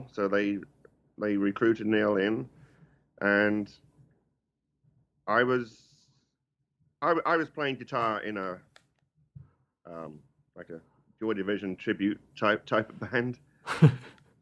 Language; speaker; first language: English; native; English